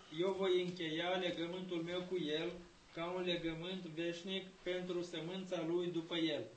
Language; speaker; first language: Romanian; native; Romanian